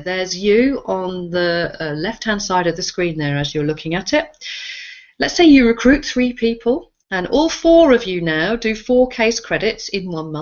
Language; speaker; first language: English; native; English